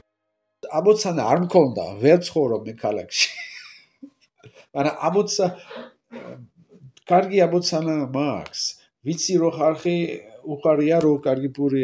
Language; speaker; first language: Georgian; non-native, learner; French